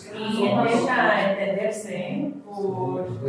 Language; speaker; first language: Spanish; non-native, learner; English